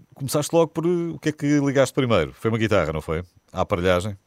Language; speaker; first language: Portuguese; native; Portuguese